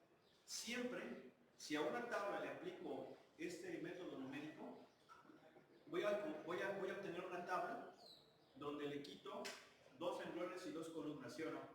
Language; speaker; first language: Spanish; native; Spanish